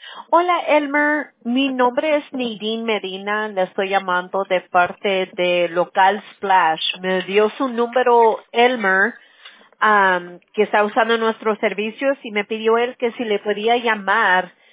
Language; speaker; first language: Spanish; early bilingual, other home language; English